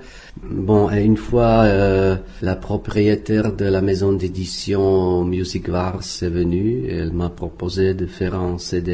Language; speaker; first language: French; non-native, fluent; Czech